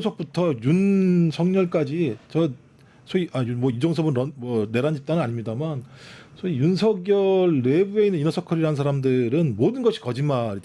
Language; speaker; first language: Korean; native; Korean